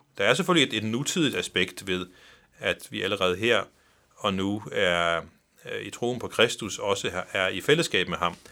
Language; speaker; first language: Danish; non-native, local second language; Faroese